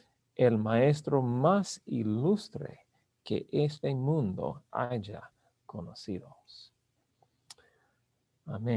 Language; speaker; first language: Spanish; non-native, learner; English